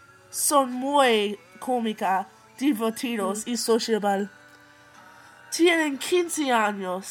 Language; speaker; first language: Spanish; non-native, learner; English